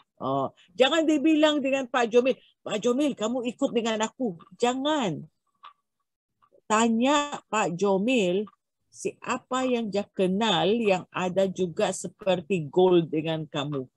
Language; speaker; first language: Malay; non-native, learner; Filipino